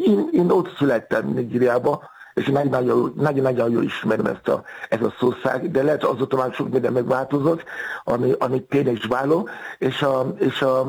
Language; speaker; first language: Hungarian; non-native, fluent; Yoruba